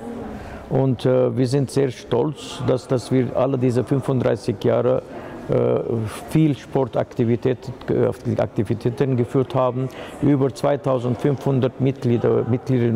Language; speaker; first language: German; non-native, fluent; Armenian